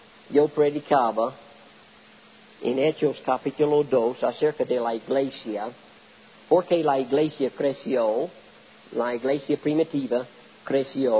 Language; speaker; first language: Spanish; non-native, learner; English